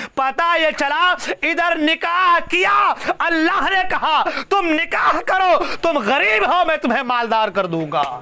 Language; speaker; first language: Urdu; non-native, local second language; Assamese